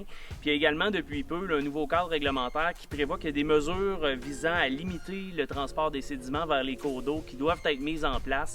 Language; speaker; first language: French; native; French